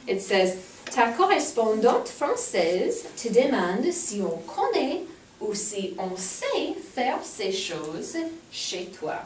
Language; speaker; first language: French; non-native, fluent; English